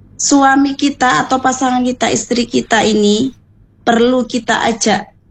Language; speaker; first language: Indonesian; non-native, local second language; Javanese